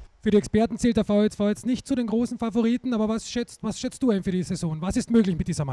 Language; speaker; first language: German; native; German